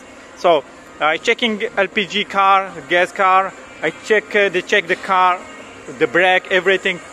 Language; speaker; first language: English; non-native, learner; French